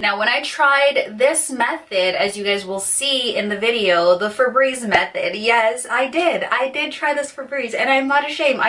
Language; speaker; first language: English; native; English